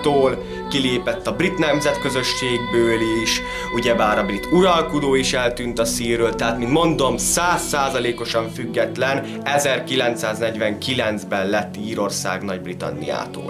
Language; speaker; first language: Hungarian; native; Hungarian